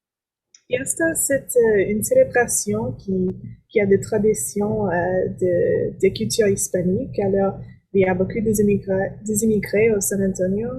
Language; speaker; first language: French; non-native, learner; English